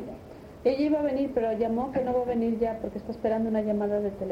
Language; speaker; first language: Spanish; native; Spanish